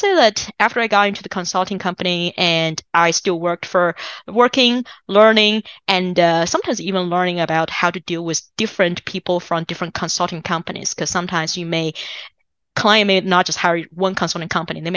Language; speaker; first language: English; non-native, fluent; Chinese